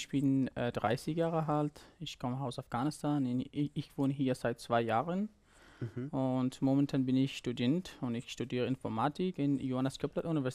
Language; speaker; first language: German; non-native, learner; Persian